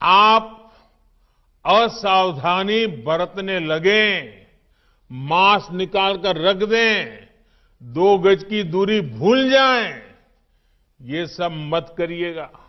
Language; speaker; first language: Hindi; non-native, local second language; Gujarati